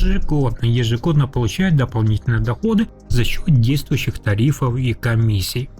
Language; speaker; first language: Russian; native; Russian